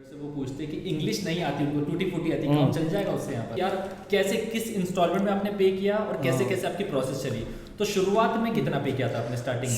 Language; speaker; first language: Hindi; native; Hindi